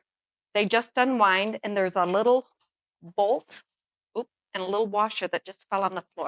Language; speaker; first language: English; native; English